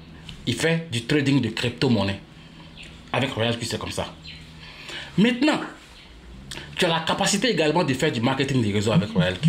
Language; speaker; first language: French; native; French